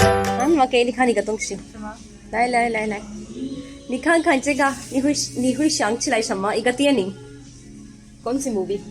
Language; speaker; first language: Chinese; non-native, learner; Urdu